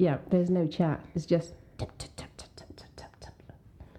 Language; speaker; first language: English; non-native, local second language; Swahili